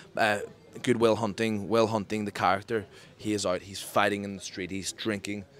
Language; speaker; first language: English; native; English